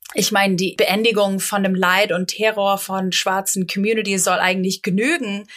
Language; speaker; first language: German; non-native, fluent; English